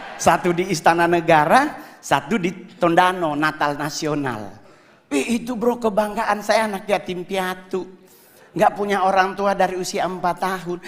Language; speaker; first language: Indonesian; native; Indonesian